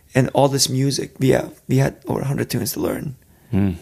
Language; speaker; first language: English; non-native, fluent; Serbian